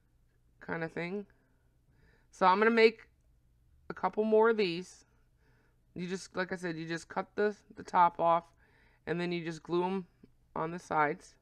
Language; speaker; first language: English; native; English